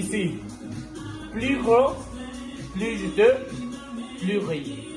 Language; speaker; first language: French; non-native, learner; Spanish